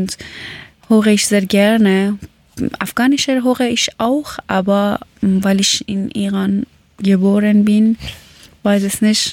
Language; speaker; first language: German; non-native, fluent; Persian